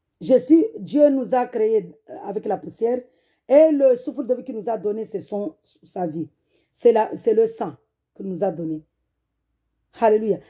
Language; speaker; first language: French; non-native, local second language; Comorian